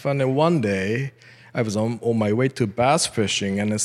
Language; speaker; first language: English; non-native, fluent; Japanese